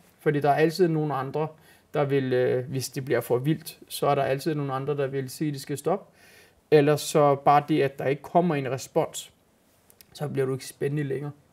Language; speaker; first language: Danish; early bilingual, other home language; Turkish